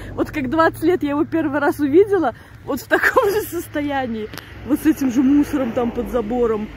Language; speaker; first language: Russian; native; Russian